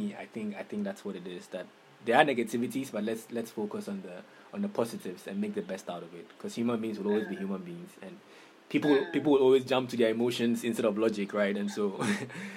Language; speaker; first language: English; non-native, local second language; Akan